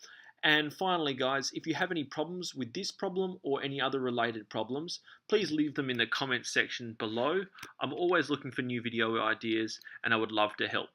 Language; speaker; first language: English; native; English